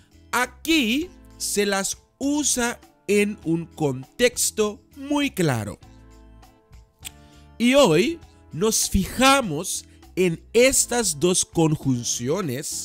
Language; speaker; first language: Spanish; non-native, fluent; Dutch